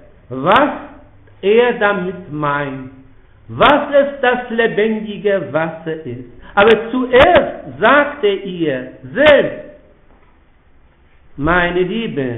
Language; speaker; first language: German; non-native, fluent; Polish